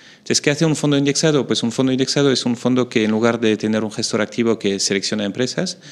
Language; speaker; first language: Spanish; non-native, fluent; French